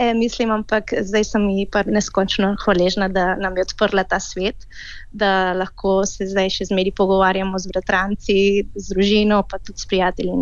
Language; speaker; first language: Slovenian; early bilingual, heritage; Catalan